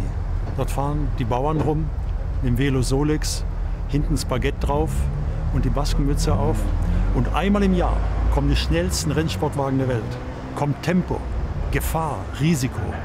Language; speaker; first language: German; native; German